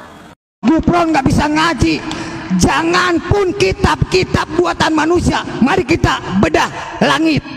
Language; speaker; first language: Indonesian; non-native, local second language; Sundanese